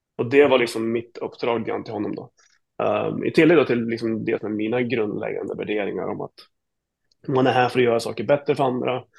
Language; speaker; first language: Swedish; native; Swedish